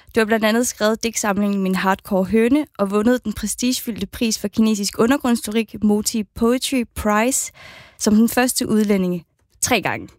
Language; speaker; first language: Danish; native; Danish